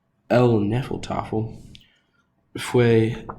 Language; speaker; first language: Spanish; non-native, learner; English